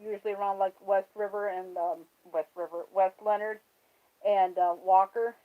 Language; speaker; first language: English; native; English